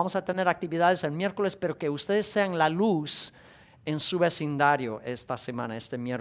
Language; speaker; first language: Spanish; native; Spanish